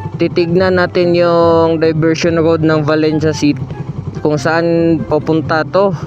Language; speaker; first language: Filipino; non-native, local second language; Cebuano